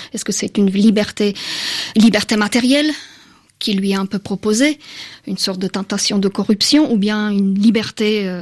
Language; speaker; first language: French; non-native, fluent; Slovak